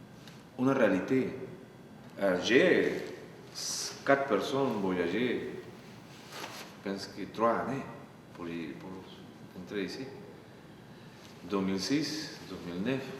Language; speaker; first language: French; non-native, learner; Spanish